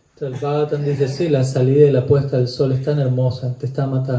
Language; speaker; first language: Spanish; native; Spanish